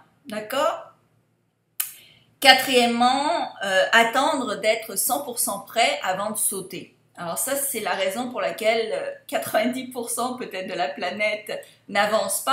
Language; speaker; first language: French; native; French